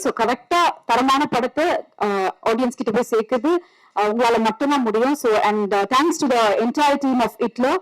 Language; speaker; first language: Tamil; native; Tamil